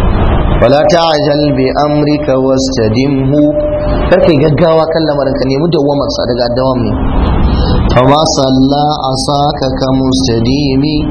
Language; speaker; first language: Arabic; non-native, fluent; Hausa